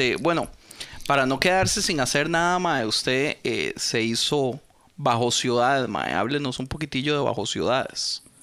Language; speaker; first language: Spanish; native; Spanish